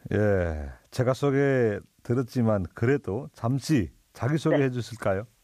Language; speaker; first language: Korean; non-native, fluent; Nepali